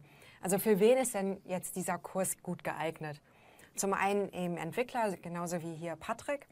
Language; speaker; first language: German; native; German